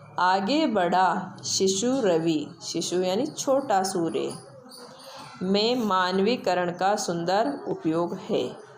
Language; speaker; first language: Hindi; native; Hindi